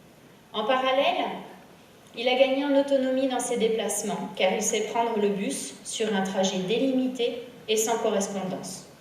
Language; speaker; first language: French; native; French